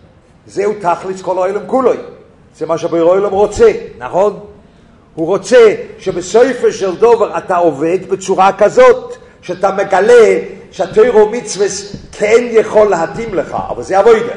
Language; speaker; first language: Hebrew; non-native, fluent; English